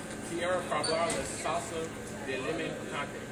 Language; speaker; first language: Spanish; non-native, learner; English